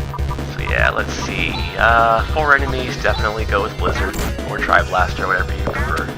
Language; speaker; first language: English; native; English